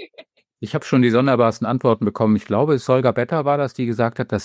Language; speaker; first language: German; native; German